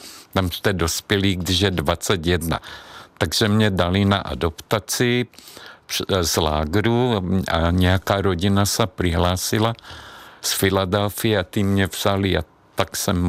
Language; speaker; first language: Czech; non-native, fluent; Hungarian